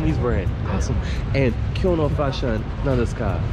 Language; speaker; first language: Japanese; non-native, learner; English